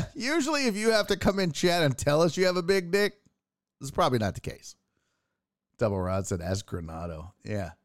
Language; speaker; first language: English; early bilingual, other home language; German